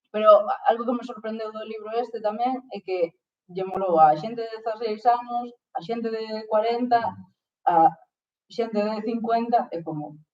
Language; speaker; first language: Galician; non-native, local second language; Spanish